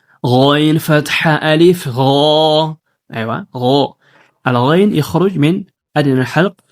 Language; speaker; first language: Arabic; non-native, fluent; Amharic